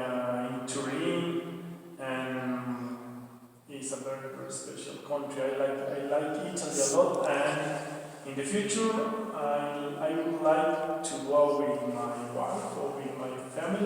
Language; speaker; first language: English; non-native, learner; Spanish